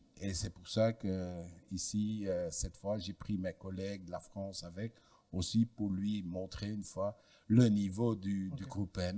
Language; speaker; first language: French; non-native, fluent; Dutch